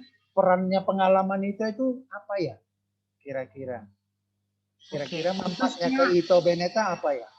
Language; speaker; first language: Indonesian; native; Indonesian